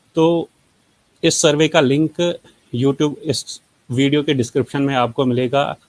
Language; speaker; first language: Hindi; native; Hindi